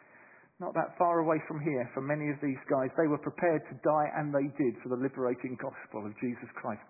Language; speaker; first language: English; native; English